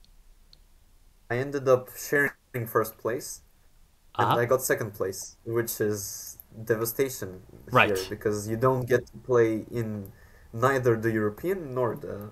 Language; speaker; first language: English; non-native, fluent; Macedonian